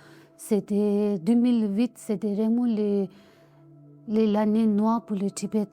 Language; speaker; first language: French; non-native, learner; Tibetan